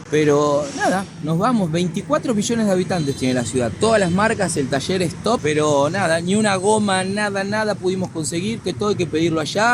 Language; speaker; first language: Spanish; native; Spanish